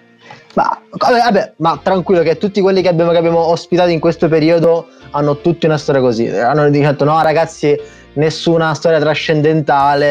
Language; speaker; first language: Italian; native; Italian